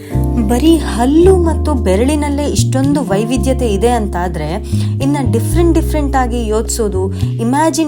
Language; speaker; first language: Kannada; native; Kannada